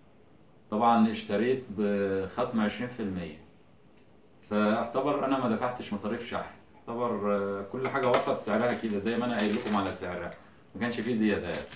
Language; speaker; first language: Arabic; native; Arabic